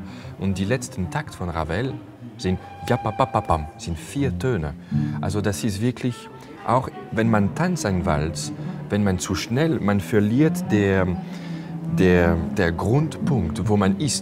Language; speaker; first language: German; non-native, fluent; French